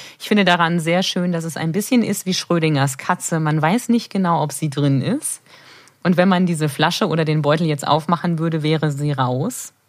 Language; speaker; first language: German; native; German